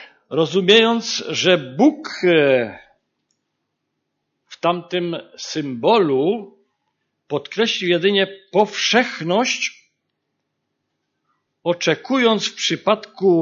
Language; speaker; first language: Polish; native; Polish